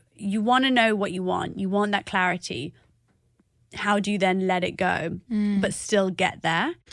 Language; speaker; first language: English; native; English